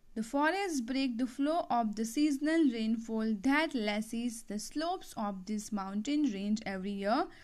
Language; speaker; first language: English; non-native, local second language; Gujarati